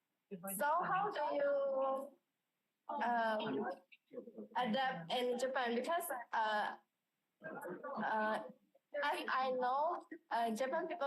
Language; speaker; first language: English; non-native, learner; Indonesian